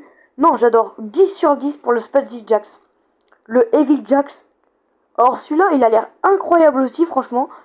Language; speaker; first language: French; native; French